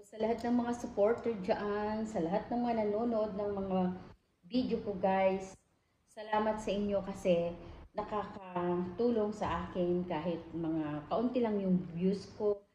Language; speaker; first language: Filipino; non-native, local second language; Iloko